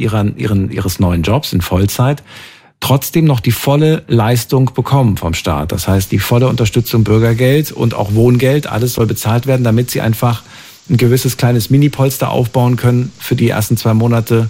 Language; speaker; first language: German; native; German